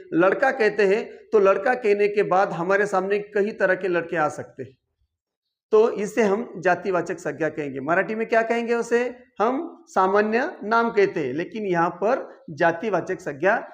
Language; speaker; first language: Hindi; non-native, local second language; Marathi